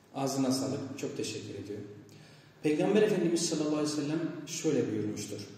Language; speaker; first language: Turkish; non-native, fluent; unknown